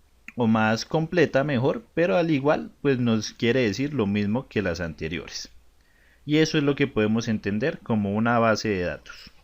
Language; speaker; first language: Spanish; native; Spanish